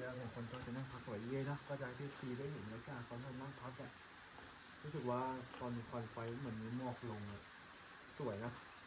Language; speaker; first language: Thai; non-native, local second language; Karen languages